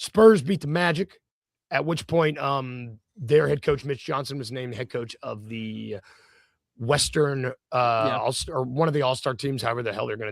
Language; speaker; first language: English; native; English